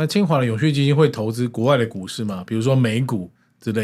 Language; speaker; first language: Chinese; native; Chinese